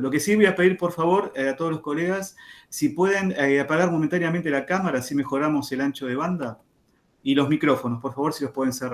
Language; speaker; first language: Spanish; native; Spanish